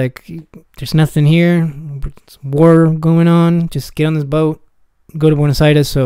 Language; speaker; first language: English; early bilingual, other home language; Spanish